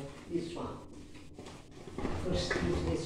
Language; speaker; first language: English; non-native, learner; Arabic